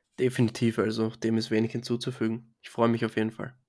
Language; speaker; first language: German; native; German